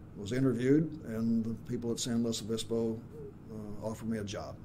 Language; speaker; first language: English; native; English